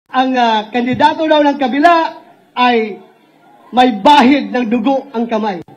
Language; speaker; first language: Filipino; non-native, local second language; Cebuano